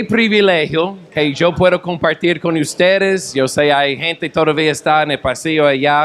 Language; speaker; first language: Spanish; non-native, fluent; English